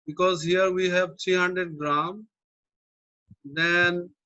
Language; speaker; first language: English; non-native, local second language; Bangla